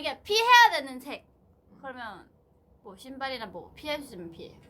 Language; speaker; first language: Korean; non-native, fluent; Thai